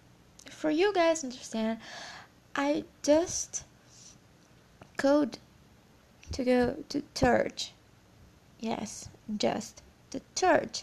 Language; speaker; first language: English; non-native, learner; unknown